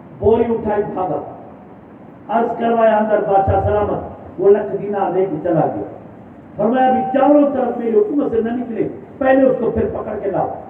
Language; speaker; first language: Urdu; non-native, local second language; Sindhi